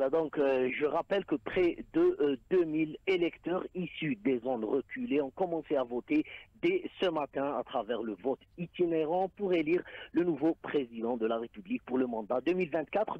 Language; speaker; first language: French; non-native, local second language; Arabic